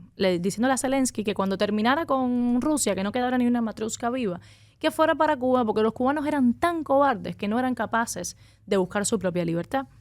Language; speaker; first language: Spanish; native; Spanish